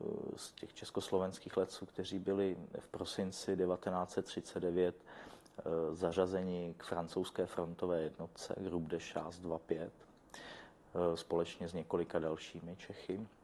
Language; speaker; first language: Czech; native; Czech